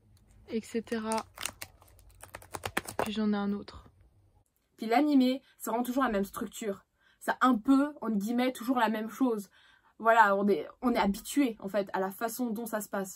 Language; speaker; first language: French; native; French